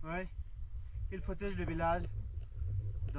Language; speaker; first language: French; non-native, fluent; Nepali